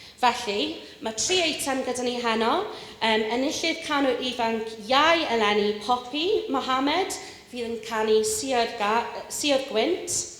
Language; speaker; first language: Welsh; non-native, local second language; English